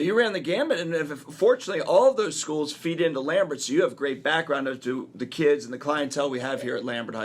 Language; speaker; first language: English; native; English